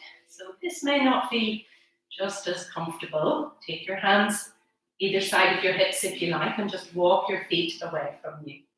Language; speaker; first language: English; native; English